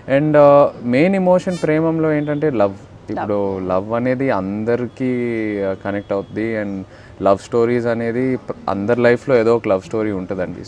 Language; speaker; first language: Telugu; native; Telugu